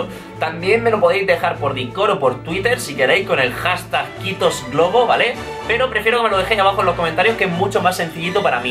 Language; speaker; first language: Spanish; native; Spanish